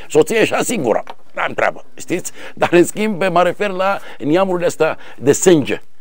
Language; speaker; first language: Romanian; non-native, fluent; Arabic